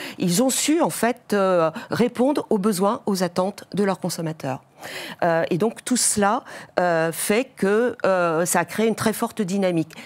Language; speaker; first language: French; native; French